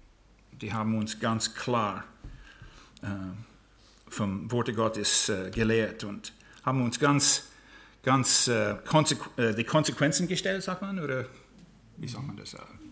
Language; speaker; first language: German; non-native, fluent; English